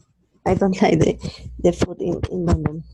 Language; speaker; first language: English; non-native, learner; Spanish